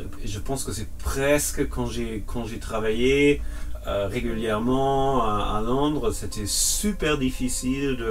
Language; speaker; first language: French; non-native, fluent; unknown